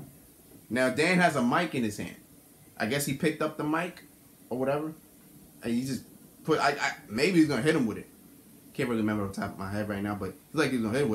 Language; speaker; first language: English; native; English